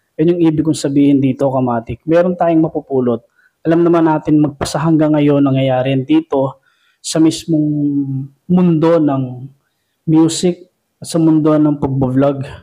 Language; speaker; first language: Filipino; native; Filipino